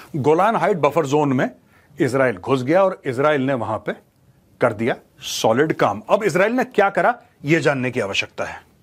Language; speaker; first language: Hindi; native; Hindi